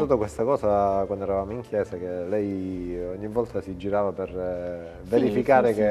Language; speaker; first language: Italian; native; Italian